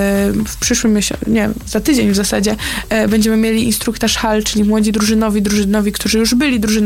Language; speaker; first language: Polish; native; Polish